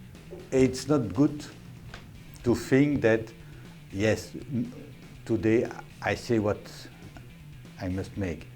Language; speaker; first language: English; non-native, learner; French